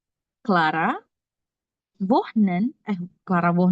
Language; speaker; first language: German; non-native, learner; Indonesian